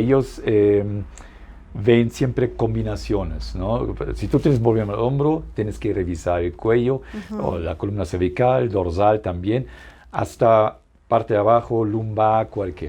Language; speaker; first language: Spanish; non-native, fluent; German